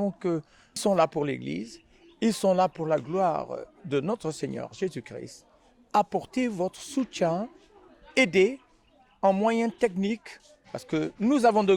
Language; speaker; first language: French; non-native, local second language; Wolof